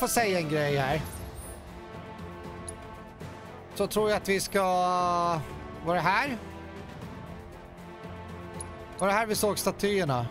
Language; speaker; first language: Swedish; native; Swedish